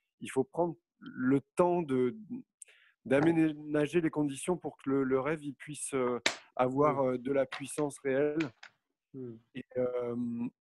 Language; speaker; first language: French; native; French